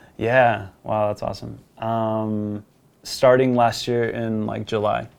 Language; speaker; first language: English; native; English